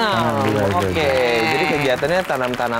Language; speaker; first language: Indonesian; native; Indonesian